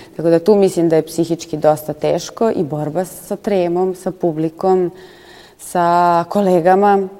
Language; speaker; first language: Serbian; native; Serbian